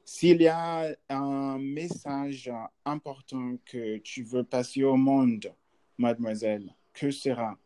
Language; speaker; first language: French; non-native, learner; English